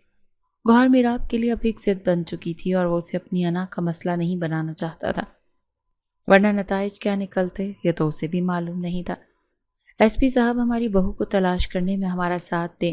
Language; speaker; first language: Urdu; native; Urdu